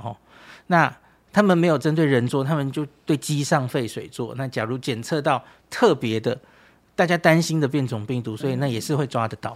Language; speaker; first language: Chinese; native; Chinese